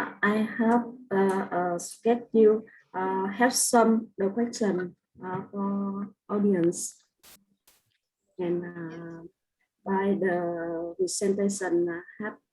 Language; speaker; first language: English; non-native, learner; Vietnamese